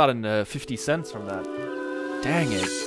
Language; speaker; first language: English; native; English